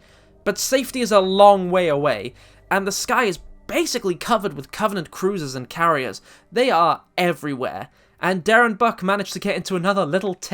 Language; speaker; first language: English; native; English